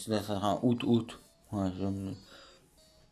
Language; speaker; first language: French; native; French